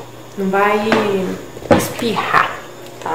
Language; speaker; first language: Portuguese; native; Portuguese